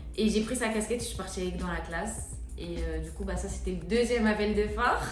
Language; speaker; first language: French; early bilingual, other home language; Malagasy